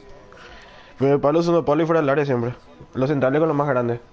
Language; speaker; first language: Spanish; native; Spanish